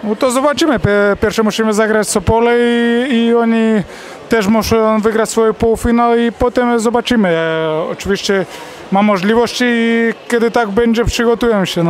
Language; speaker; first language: Polish; non-native, fluent; Spanish